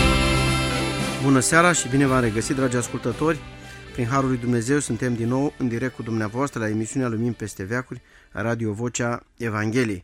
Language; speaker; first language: Romanian; native; Romanian